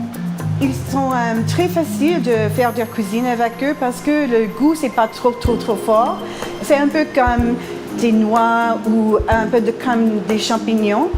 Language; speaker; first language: French; non-native, fluent; English